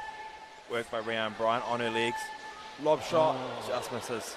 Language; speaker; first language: English; native; English